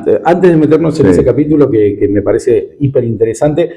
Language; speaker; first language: Spanish; native; Spanish